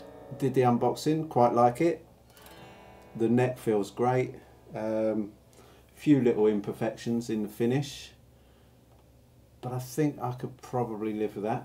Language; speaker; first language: English; native; English